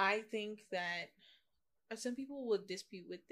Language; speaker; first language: English; non-native, local second language; Yoruba